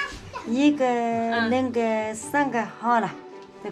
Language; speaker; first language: Chinese; non-native, local second language; Sherpa